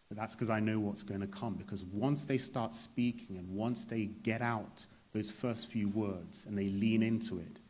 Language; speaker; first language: English; native; English